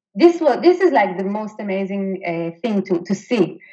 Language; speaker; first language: English; non-native, fluent; Hebrew